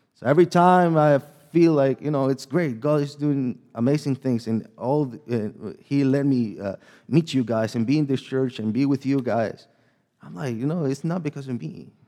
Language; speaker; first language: English; non-native, fluent; Spanish